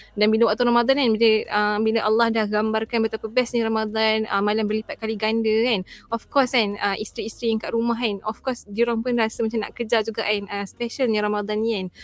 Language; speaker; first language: Malay; native; Malay